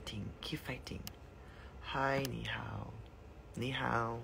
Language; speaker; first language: English; non-native, learner; Thai